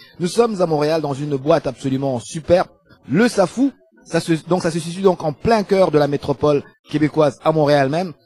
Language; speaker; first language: French; non-native, local second language; Lingala